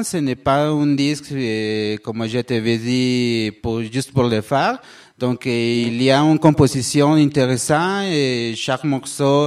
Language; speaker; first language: French; non-native, learner; Spanish